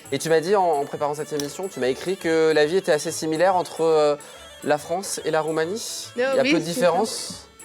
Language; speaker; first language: French; native; French